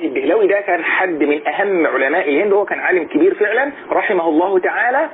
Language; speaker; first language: Arabic; native; Arabic